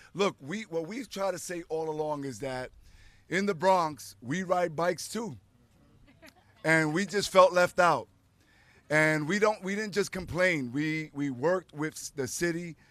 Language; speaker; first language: English; early bilingual, other home language; Spanish